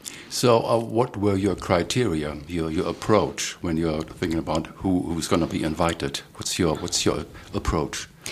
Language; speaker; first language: English; non-native, fluent; German